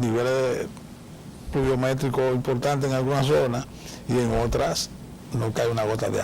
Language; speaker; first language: Spanish; native; Spanish